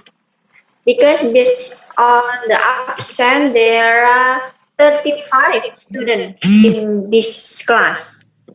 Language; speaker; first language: English; non-native, learner; Indonesian